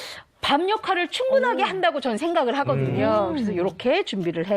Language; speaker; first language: Korean; native; Korean